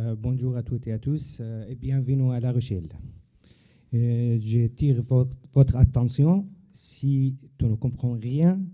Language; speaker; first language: French; non-native, learner; Arabic